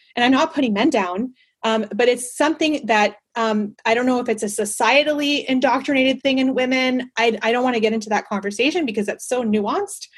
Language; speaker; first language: English; early bilingual, other home language; Spanish